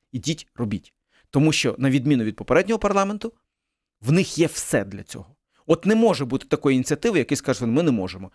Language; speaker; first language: Ukrainian; early bilingual, other home language; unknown